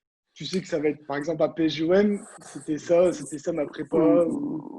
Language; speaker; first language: French; native; French